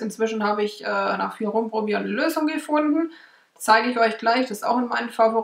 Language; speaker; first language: German; native; German